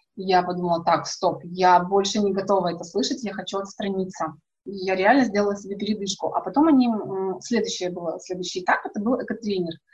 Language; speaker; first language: Russian; native; Russian